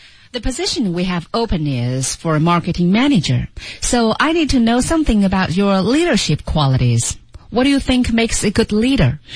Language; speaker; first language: English; non-native, fluent; Chinese